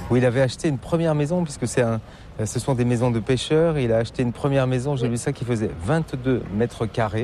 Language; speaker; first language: French; native; French